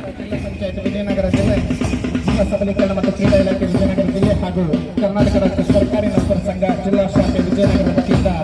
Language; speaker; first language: Kannada; native; Kannada